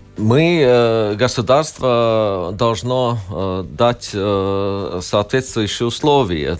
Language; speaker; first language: Russian; non-native, local second language; Latvian